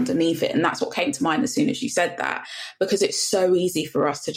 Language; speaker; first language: English; native; English